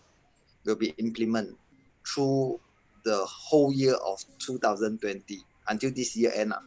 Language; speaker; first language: English; non-native, fluent; Malay